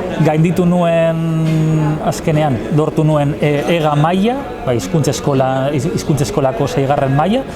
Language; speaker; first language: Basque; non-native, local second language; Spanish